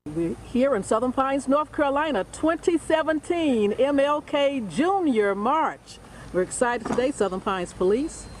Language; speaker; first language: English; native; English